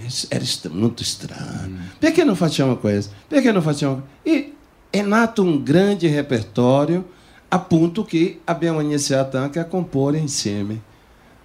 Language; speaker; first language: Italian; non-native, fluent; Portuguese